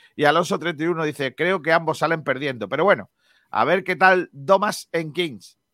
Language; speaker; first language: Spanish; native; Spanish